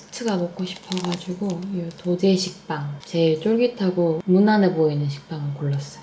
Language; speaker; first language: Korean; native; Korean